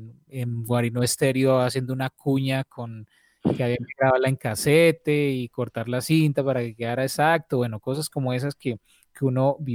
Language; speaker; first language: Spanish; native; Spanish